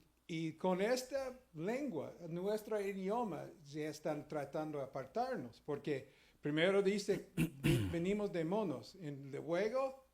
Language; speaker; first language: Spanish; early bilingual, heritage; Spanish